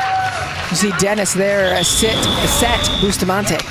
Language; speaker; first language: English; native; English